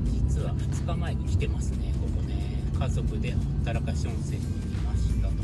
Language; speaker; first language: Japanese; native; Japanese